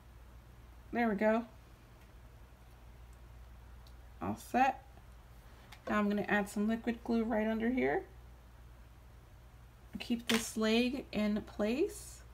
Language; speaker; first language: English; native; English